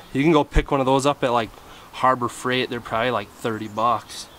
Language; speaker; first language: English; native; English